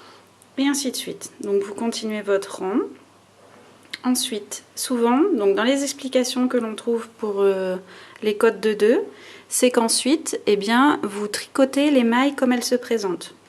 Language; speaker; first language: French; native; French